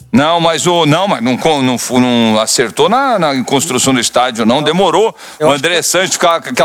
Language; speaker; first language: Portuguese; native; Portuguese